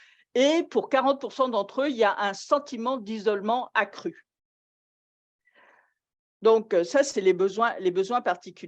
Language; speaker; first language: French; native; French